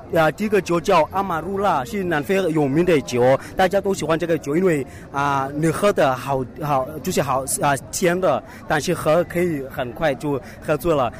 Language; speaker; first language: Chinese; non-native, learner; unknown